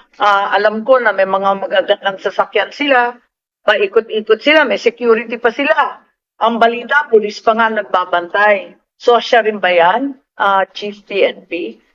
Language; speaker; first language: Filipino; native; Filipino